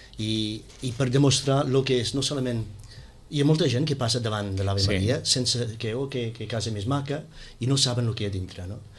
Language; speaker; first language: Catalan; non-native, fluent; English